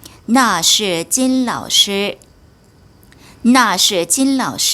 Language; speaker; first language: Chinese; non-native, learner; Korean